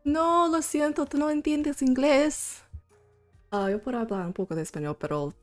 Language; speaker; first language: Spanish; non-native, learner; English